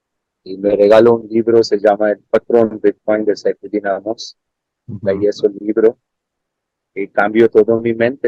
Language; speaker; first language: Spanish; non-native, learner; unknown